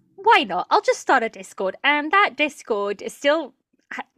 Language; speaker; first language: English; early bilingual, other home language; Portuguese